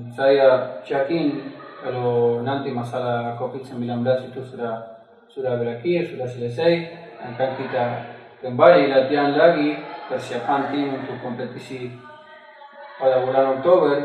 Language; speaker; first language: Indonesian; non-native, fluent; Spanish